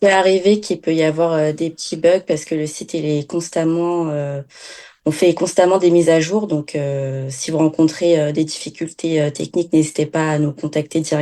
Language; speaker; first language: French; native; French